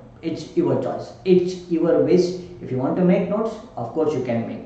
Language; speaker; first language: English; non-native, local second language; Kannada